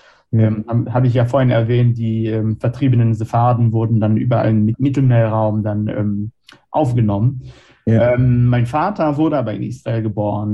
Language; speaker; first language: German; non-native, fluent; Hebrew